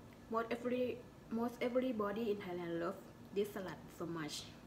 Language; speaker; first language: English; non-native, learner; Thai